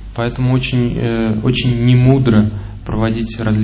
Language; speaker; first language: Russian; native; Russian